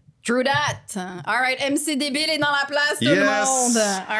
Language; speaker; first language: French; native; French